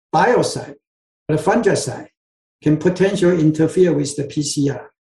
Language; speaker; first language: English; non-native, fluent; Chinese